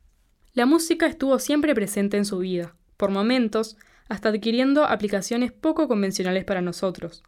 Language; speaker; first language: Spanish; native; Spanish